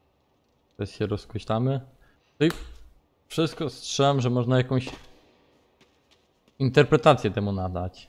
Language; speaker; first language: Polish; native; Polish